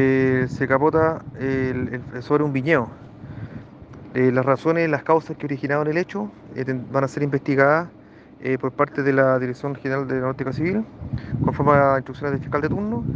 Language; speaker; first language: Spanish; native; Spanish